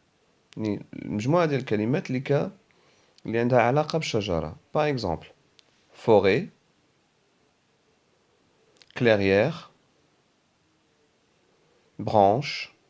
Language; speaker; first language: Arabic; native; Arabic